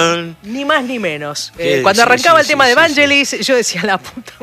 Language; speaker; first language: Spanish; native; Spanish